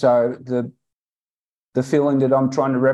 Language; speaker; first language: English; native; English